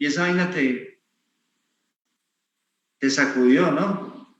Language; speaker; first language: Spanish; native; Spanish